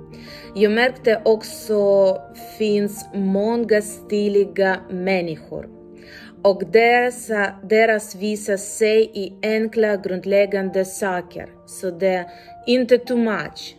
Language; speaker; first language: Swedish; non-native, learner; Ukrainian